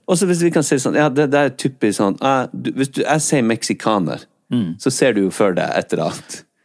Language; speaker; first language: Norwegian; native; Norwegian